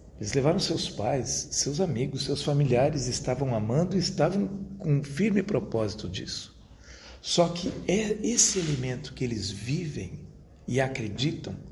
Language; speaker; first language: Portuguese; non-native, local second language; Italian